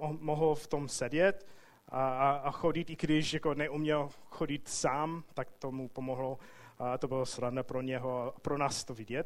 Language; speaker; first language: Czech; non-native, fluent; English